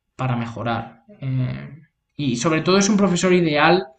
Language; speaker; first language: Spanish; native; Spanish